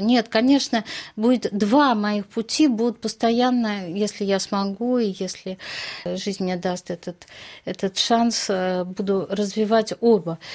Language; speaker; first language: Russian; native; Russian